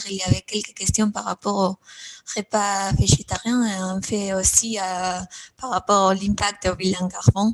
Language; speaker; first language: French; non-native, fluent; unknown